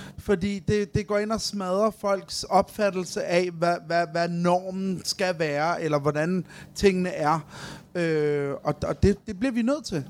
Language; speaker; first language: Danish; early bilingual, other home language; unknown